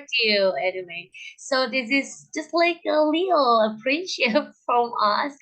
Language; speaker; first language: English; non-native, learner; Indonesian